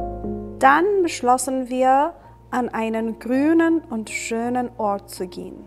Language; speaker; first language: German; non-native, fluent; Persian